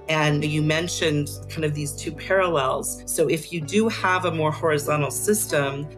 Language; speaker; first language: English; native; English